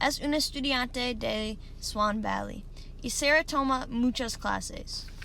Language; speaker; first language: Spanish; non-native, learner; English